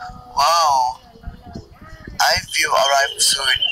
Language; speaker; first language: English; non-native, learner; Thai